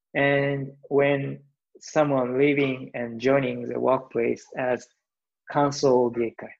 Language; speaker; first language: English; non-native, learner; Japanese